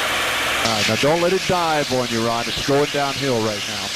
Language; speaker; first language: English; native; English